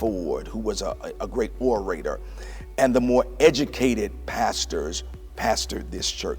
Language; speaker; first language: English; native; English